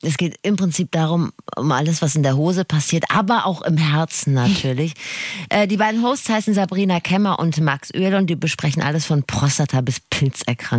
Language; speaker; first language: German; native; German